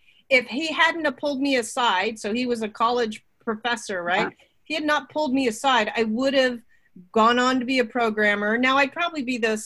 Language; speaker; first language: English; native; English